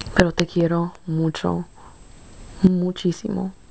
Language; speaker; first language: Spanish; early bilingual, heritage; Spanish